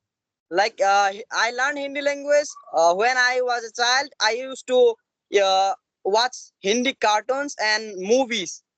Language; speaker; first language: English; non-native, learner; Assamese